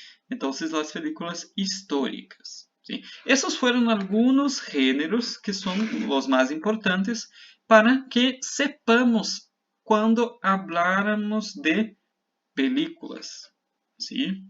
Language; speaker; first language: Spanish; non-native, fluent; Portuguese